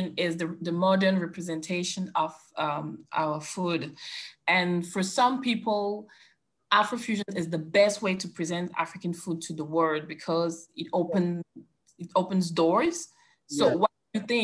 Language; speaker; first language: English; non-native, local second language; French